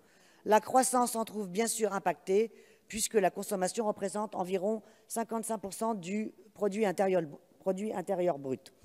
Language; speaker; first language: French; native; French